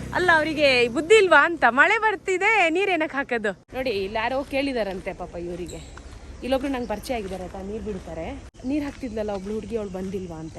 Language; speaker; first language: Kannada; non-native, local second language; Urdu